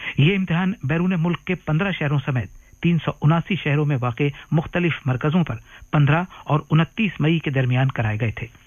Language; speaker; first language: Urdu; native; Urdu